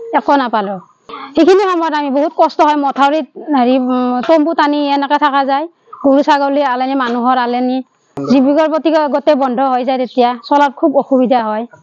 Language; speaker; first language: Assamese; native; Assamese